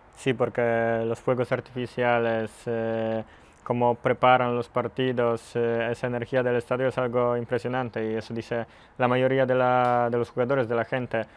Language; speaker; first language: Spanish; non-native, fluent; Polish